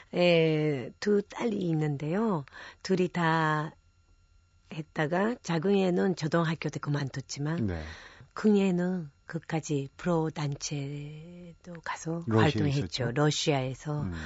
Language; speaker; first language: Korean; non-native, fluent; Japanese